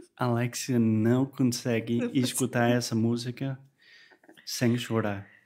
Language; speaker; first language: Portuguese; non-native, fluent; English